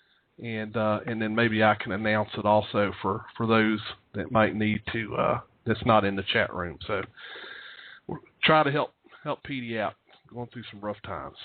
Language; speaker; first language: English; native; English